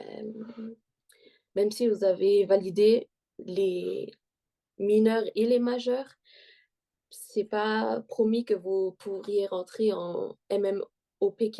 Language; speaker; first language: French; early bilingual, heritage; French